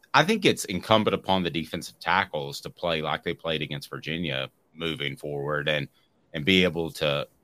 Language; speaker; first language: English; native; English